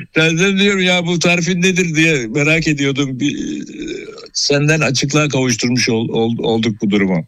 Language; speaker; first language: Turkish; native; Turkish